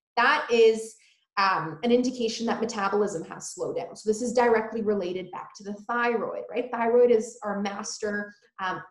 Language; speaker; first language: English; early bilingual, other home language; Polish